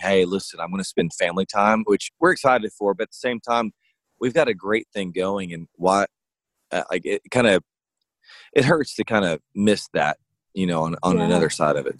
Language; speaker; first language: English; native; English